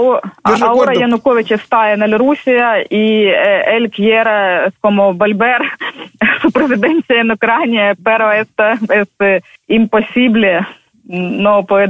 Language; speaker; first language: Spanish; non-native, fluent; Ukrainian